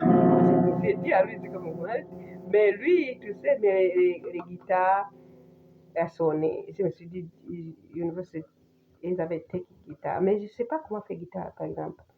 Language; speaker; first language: French; non-native, fluent; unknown